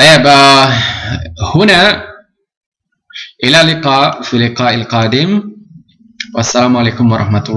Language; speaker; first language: Arabic; non-native, fluent; Indonesian